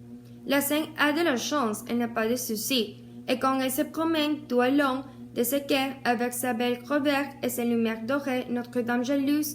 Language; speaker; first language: French; non-native, learner; Spanish